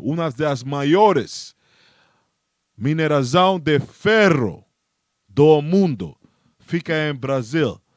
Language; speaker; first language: Portuguese; non-native, learner; Spanish